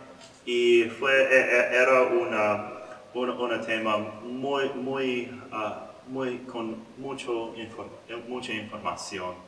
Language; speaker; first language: Spanish; non-native, learner; English